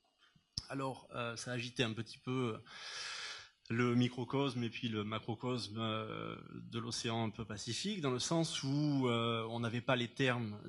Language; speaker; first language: French; native; French